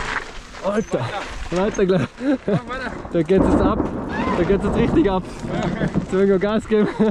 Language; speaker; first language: German; native; German